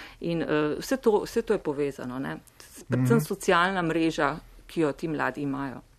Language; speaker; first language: Slovenian; native; Slovenian